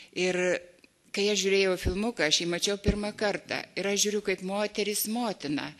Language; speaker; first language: Lithuanian; native; Lithuanian